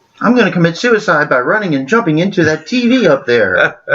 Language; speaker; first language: English; native; English